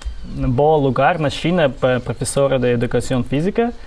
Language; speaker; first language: Portuguese; non-native, learner; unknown